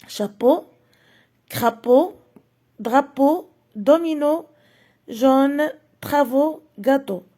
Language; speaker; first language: French; non-native, local second language; Arabic